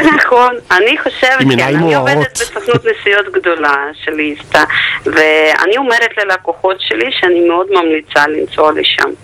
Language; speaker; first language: Hebrew; non-native, fluent; Ukrainian